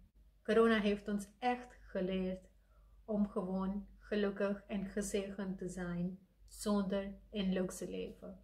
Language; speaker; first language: Dutch; non-native, fluent; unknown